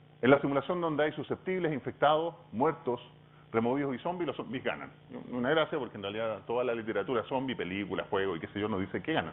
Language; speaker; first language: Spanish; native; Spanish